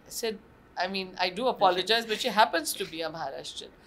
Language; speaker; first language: English; non-native, local second language; Marathi